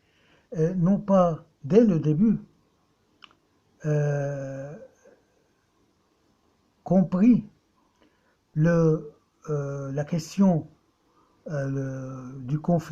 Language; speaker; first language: French; non-native, local second language; Arabic